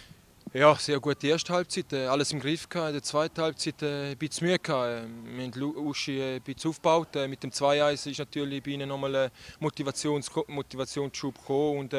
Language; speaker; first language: German; native; German